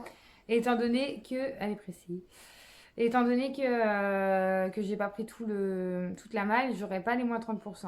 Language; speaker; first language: French; native; French